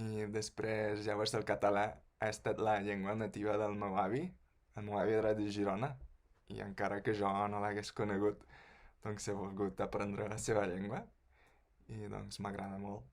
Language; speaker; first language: Catalan; non-native, fluent; Spanish